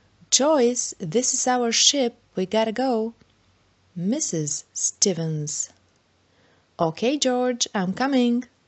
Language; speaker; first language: English; non-native, fluent; Bulgarian